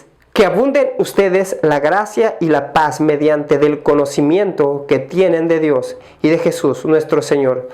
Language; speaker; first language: Spanish; native; Spanish